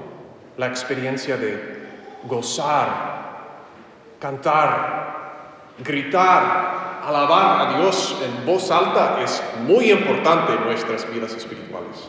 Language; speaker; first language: Spanish; non-native, fluent; English